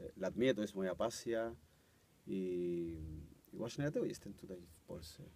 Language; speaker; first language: Polish; non-native, learner; Spanish